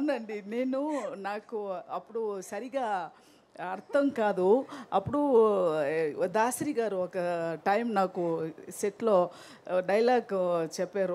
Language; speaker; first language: Telugu; non-native, fluent; Tamil